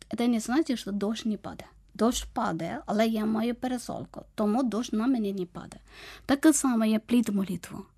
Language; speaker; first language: Ukrainian; non-native, learner; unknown